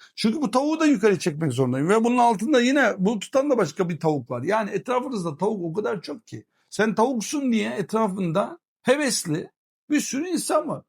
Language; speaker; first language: Turkish; early bilingual, heritage; Turkish